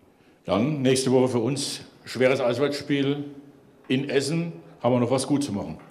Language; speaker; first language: German; native; German